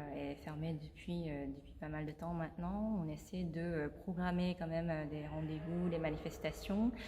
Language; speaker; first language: French; non-native, fluent; Korean